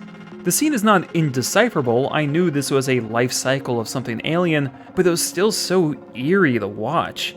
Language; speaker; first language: English; native; English